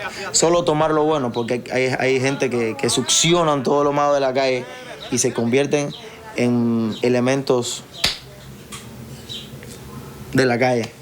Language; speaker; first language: Spanish; native; Spanish